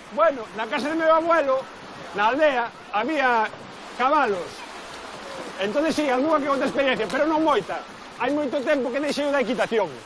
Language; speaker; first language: Galician; native; Galician